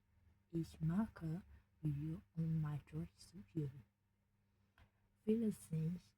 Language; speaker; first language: German; non-native, learner; Burmese